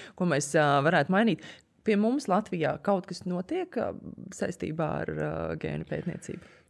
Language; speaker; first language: Latvian; native; Latvian